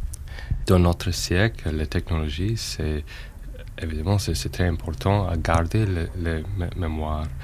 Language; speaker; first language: French; non-native, fluent; English